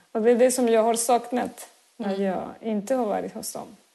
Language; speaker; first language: Swedish; non-native, fluent; Spanish